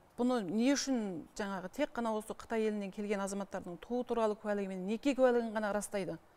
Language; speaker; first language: Kazakh; early bilingual, heritage; Kazakh